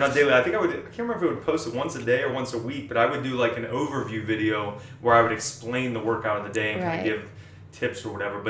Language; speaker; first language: English; native; English